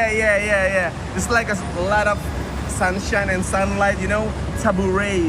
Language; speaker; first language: English; non-native, learner; Indonesian